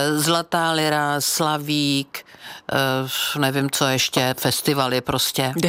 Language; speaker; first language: Czech; native; Czech